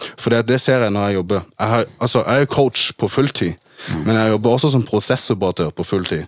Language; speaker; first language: Norwegian; early bilingual, other home language; German